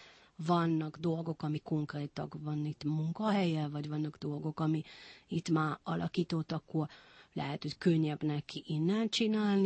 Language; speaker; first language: Hungarian; non-native, fluent; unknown